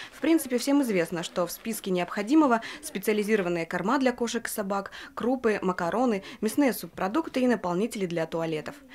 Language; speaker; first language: Russian; native; Russian